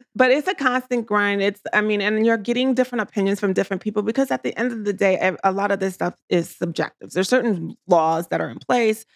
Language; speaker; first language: English; native; English